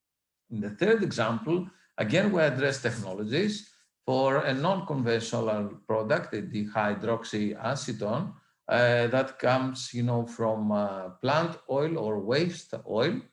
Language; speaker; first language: English; non-native, fluent; Greek